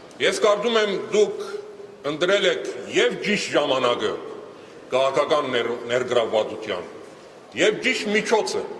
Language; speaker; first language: Armenian; early bilingual, heritage; Armenian